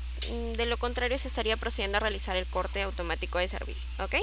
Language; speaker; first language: Spanish; native; Spanish